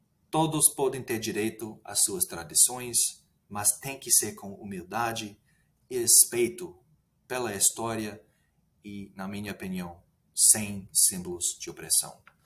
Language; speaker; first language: Portuguese; non-native, fluent; English